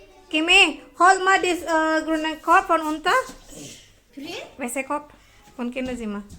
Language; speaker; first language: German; non-native, learner; Indonesian